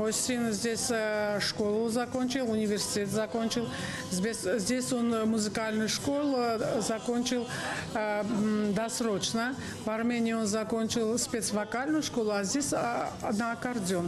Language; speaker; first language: Russian; non-native, local second language; Armenian